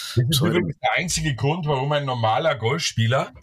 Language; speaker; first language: German; native; German